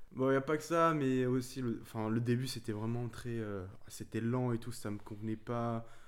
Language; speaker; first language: French; early bilingual, other home language; Arabic